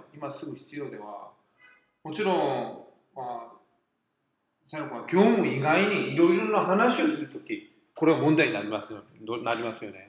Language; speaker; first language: Japanese; non-native, fluent; Korean